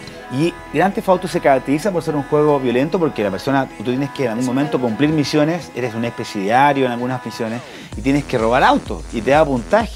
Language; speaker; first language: Spanish; native; Spanish